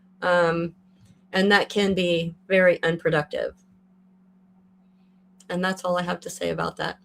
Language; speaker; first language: English; native; English